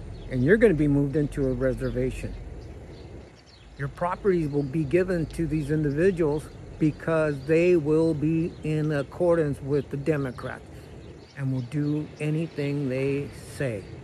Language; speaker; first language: English; early bilingual, other home language; Spanish